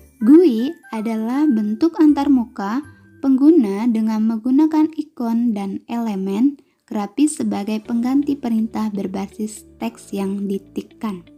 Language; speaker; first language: Indonesian; native; Indonesian